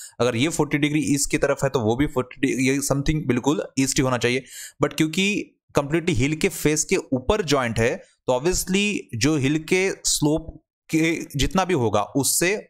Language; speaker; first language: Hindi; non-native, local second language; Marathi